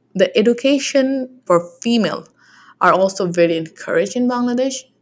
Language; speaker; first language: English; non-native, local second language; Bangla